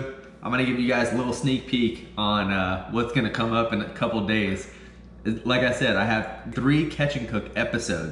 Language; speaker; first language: English; native; English